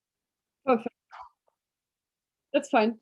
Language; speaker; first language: English; native; English